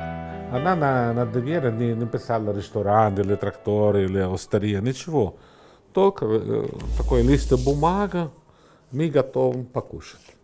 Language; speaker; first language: Russian; non-native, learner; Italian